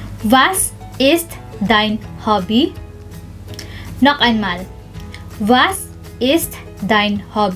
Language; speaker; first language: German; non-native, local second language; Filipino